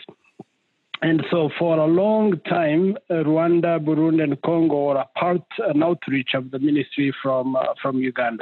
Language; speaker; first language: English; non-native, local second language; Kinyarwanda